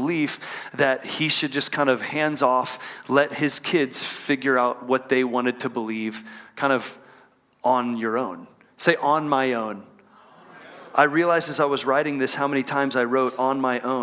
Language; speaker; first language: English; native; English